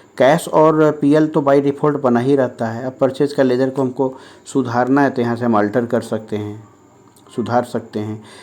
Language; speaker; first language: Hindi; native; Hindi